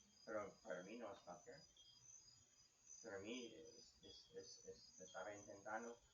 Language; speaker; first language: Spanish; non-native, fluent; English